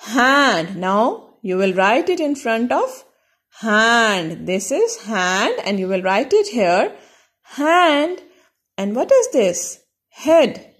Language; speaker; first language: English; non-native, local second language; Urdu